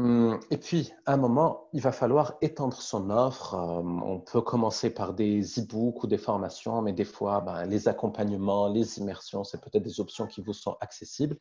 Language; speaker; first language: French; native; French